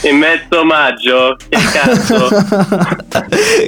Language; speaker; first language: Italian; non-native, learner; Norwegian